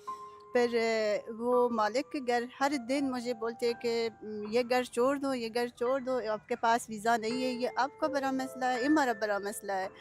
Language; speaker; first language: Hindi; non-native, learner; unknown